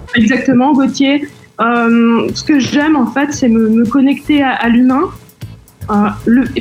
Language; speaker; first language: French; native; French